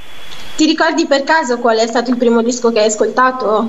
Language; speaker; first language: Italian; native; Italian